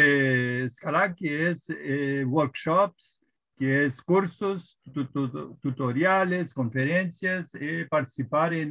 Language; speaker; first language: Spanish; non-native, fluent; Portuguese